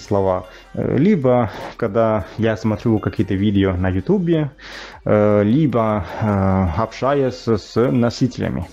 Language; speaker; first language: Russian; non-native, fluent; Italian